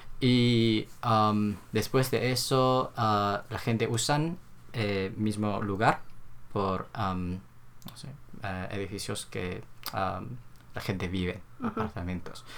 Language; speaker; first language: Spanish; non-native, learner; Korean